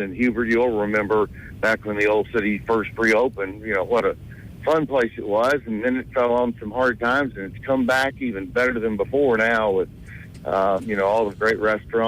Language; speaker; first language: English; native; English